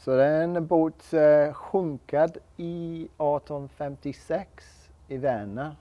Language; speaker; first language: Swedish; non-native, learner; English